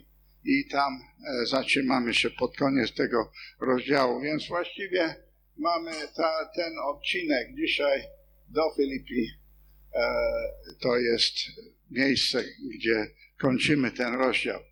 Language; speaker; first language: Polish; non-native, fluent; English